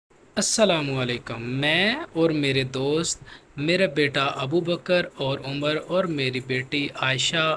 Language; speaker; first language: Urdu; non-native, local second language; Punjabi